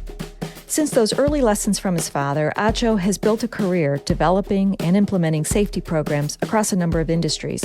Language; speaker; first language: English; native; English